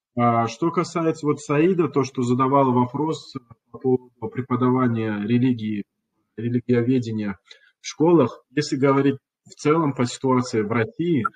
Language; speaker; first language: Russian; non-native, local second language; Kumyk